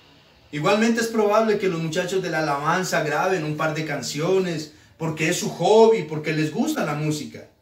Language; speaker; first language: Spanish; native; Spanish